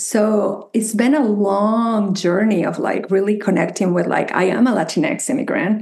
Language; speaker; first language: English; non-native, fluent; Spanish